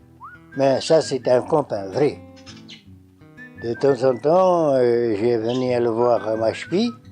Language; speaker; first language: French; non-native, learner; Portuguese